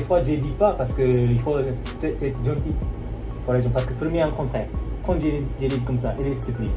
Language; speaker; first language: French; non-native, learner; Japanese